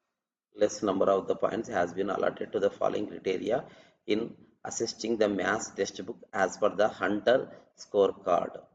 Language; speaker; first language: English; non-native, local second language; Telugu